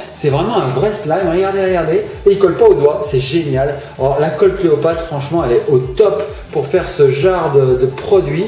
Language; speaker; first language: French; native; French